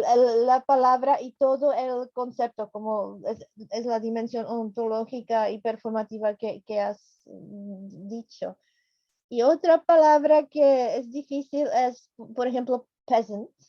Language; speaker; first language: Spanish; non-native, fluent; Czech